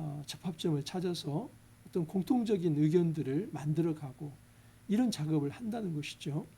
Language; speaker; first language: Korean; native; Korean